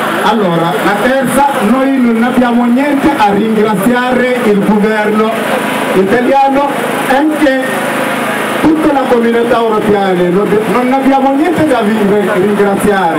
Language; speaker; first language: Italian; non-native, learner; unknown